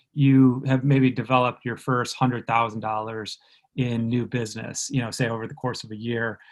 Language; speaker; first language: English; native; English